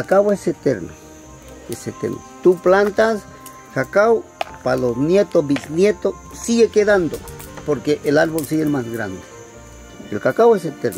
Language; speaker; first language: Spanish; non-native, local second language; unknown